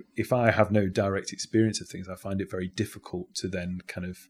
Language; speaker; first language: English; native; English